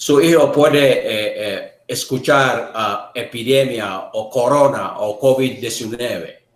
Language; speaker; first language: Spanish; non-native, learner; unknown